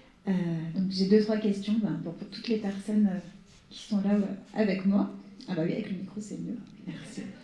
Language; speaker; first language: French; native; French